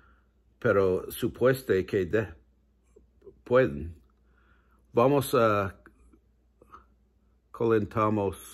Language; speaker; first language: Spanish; non-native, learner; English